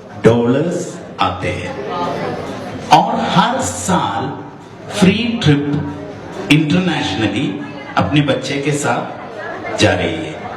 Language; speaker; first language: Hindi; non-native, fluent; Bangla